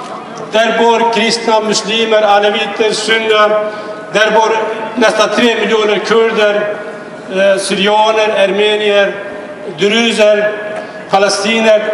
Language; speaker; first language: Swedish; non-native, fluent; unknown